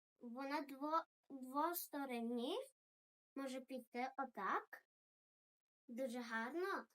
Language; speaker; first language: Ukrainian; early bilingual, heritage; Ukrainian